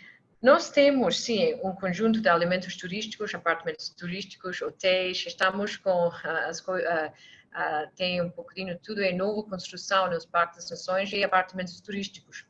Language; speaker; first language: Portuguese; non-native, fluent; English